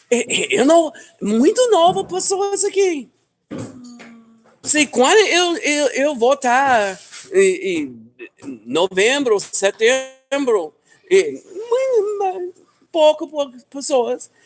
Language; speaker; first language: Portuguese; non-native, learner; English